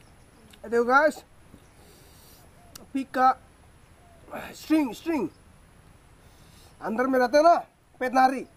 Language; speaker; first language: Hindi; non-native, local second language; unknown